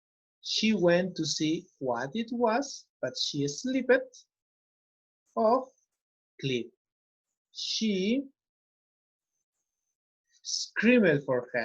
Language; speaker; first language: English; non-native, fluent; Spanish